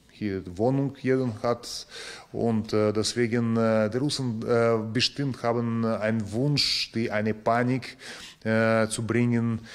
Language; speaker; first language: German; non-native, learner; Ukrainian